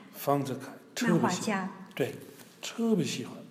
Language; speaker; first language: Chinese; non-native, fluent; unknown